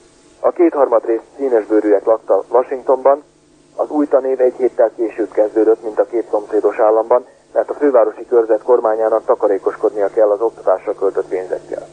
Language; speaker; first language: Hungarian; native; Hungarian